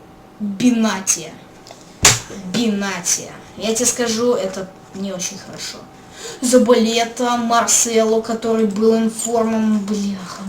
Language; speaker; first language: Russian; native; Russian